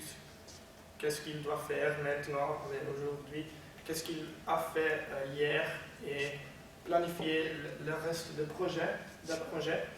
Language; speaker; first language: French; non-native, learner; Dutch